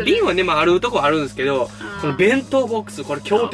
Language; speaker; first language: Japanese; native; Japanese